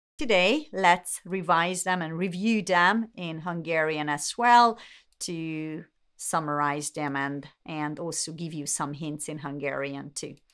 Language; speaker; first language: English; non-native, fluent; Hungarian